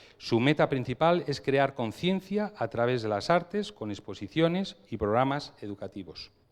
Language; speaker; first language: Spanish; native; Spanish